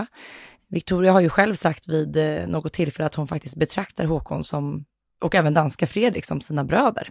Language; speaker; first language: Swedish; native; Swedish